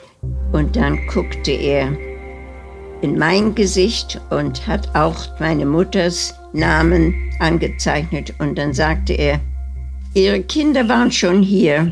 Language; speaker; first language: German; early bilingual, heritage; German